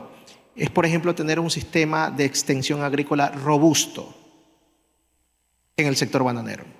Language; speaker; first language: Spanish; native; Spanish